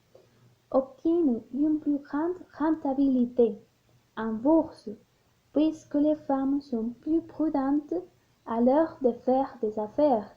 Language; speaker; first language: French; non-native, learner; Spanish